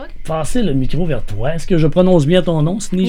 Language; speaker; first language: French; native; French